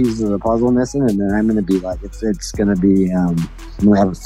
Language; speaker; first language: English; native; English